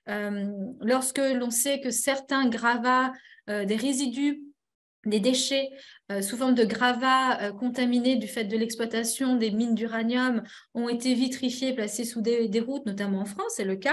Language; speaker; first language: French; native; French